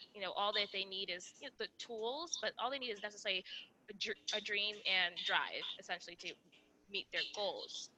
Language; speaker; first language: English; non-native, local second language; Kinyarwanda